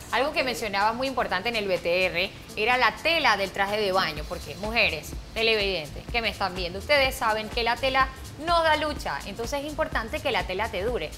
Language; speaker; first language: Spanish; native; Spanish